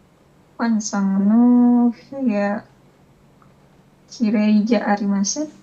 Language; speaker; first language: Japanese; non-native, learner; Indonesian